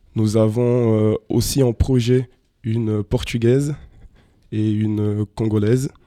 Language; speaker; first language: French; non-native, fluent; Portuguese